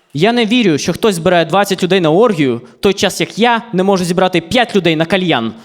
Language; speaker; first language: Ukrainian; non-native, local second language; Russian